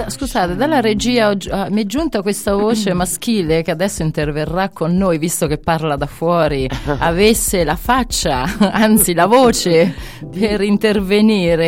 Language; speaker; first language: Italian; native; Italian